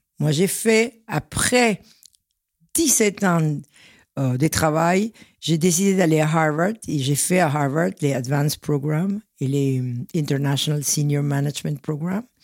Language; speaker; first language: French; non-native, fluent; Spanish